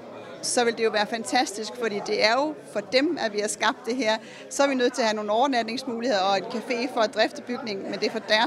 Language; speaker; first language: Danish; native; Danish